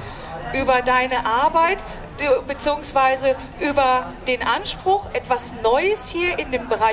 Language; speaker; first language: German; native; German